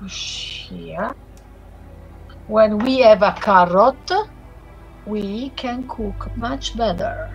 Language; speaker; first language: English; non-native, learner; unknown